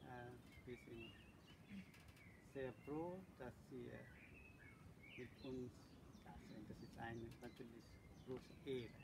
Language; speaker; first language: German; non-native, learner; Sinhala